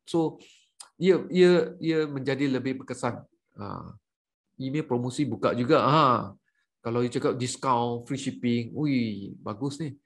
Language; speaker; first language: Malay; native; Malay